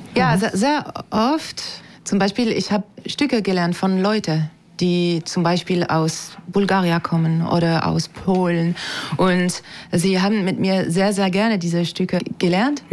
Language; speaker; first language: German; non-native, fluent; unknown